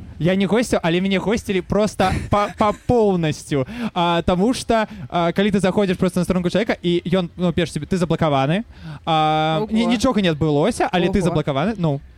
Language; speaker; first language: Belarusian; non-native, local second language; Russian